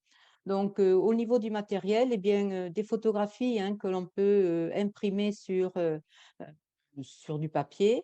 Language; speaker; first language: French; native; French